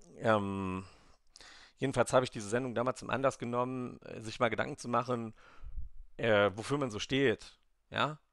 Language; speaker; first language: German; native; German